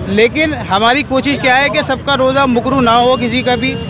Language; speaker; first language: Hindi; native; Hindi